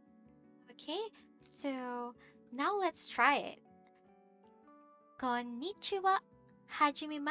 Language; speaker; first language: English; non-native, local second language; Filipino